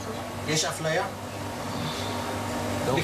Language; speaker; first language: Hebrew; native; Hebrew